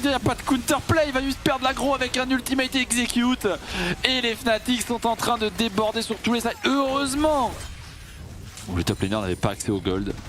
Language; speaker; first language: French; native; French